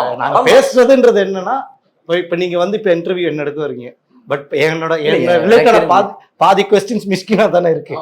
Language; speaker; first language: Tamil; native; Tamil